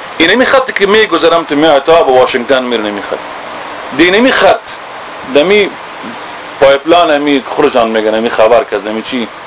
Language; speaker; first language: Persian; native; Persian